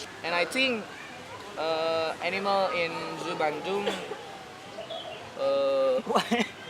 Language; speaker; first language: English; non-native, learner; Indonesian